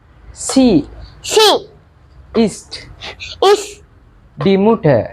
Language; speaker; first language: German; non-native, learner; Sinhala